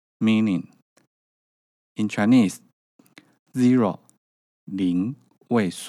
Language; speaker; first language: English; non-native, learner; Chinese